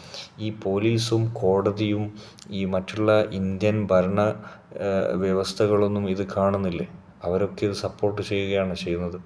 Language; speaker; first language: Malayalam; native; Malayalam